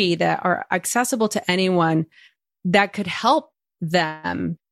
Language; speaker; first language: English; early bilingual, other home language; Spanish